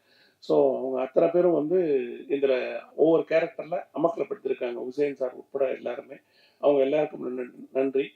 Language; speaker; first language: Tamil; native; Tamil